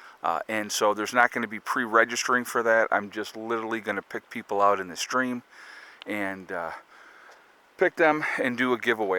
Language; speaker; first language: English; native; English